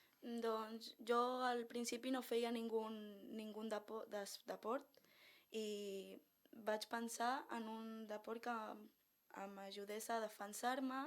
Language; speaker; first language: Catalan; non-native, local second language; Spanish